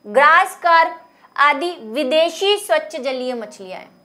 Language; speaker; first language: Hindi; native; Hindi